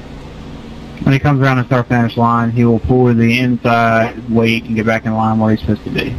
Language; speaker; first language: English; native; English